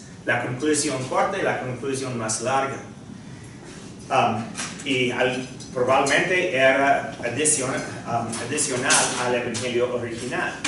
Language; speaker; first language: Spanish; non-native, fluent; English